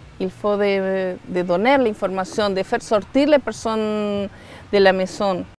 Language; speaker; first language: French; non-native, learner; Spanish